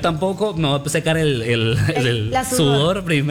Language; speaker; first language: Spanish; native; Spanish